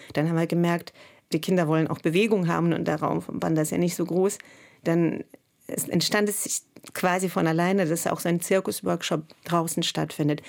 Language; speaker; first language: German; non-native, fluent; Russian